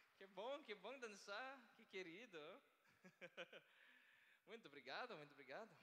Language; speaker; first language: Portuguese; non-native, learner; Filipino